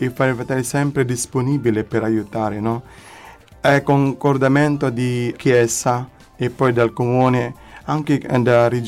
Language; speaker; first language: Italian; non-native, learner; Filipino